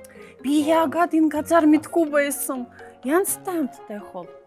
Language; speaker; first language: Mongolian; non-native, learner; Russian